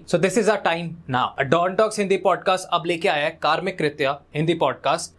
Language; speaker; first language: Hindi; native; Hindi